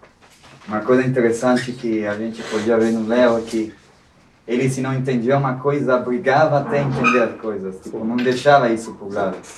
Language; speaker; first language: Portuguese; non-native, fluent; Spanish